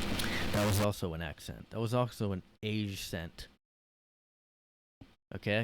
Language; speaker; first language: English; native; English